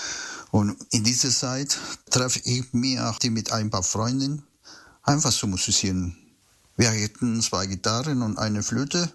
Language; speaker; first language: German; non-native, fluent; Spanish